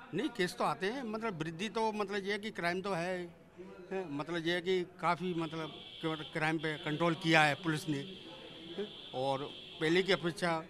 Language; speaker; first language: Hindi; native; Hindi